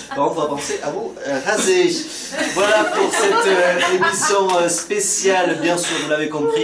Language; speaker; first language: French; native; French